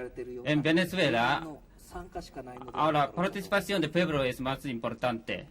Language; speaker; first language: Spanish; non-native, learner; Japanese